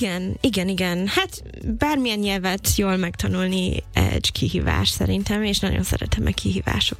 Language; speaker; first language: Hungarian; non-native, fluent; English